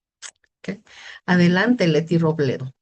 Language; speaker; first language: Spanish; native; Spanish